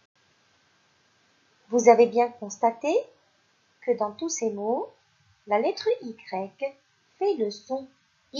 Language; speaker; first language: French; non-native, local second language; Arabic